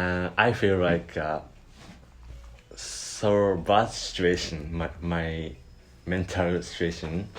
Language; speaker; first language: English; non-native, learner; Japanese